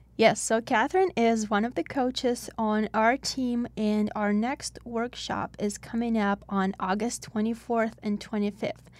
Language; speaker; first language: English; non-native, fluent; Russian